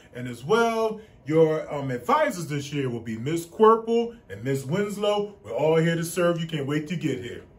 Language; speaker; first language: English; native; English